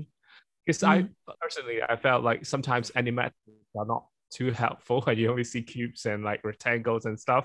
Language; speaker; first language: English; non-native, local second language; Cantonese